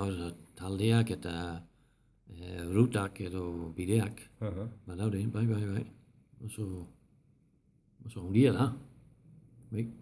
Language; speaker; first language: Basque; non-native, learner; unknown